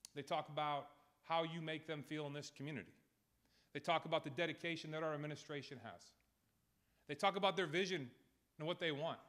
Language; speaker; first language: English; native; English